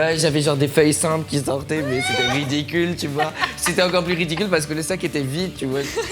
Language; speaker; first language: French; early bilingual, heritage; French